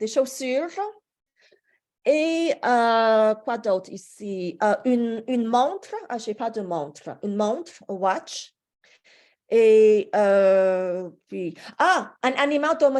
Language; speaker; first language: French; non-native, fluent; English